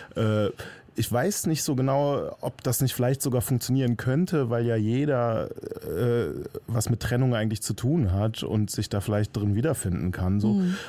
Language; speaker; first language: German; native; German